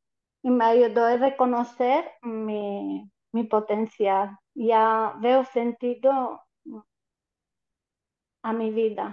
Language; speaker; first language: Spanish; non-native, fluent; Romanian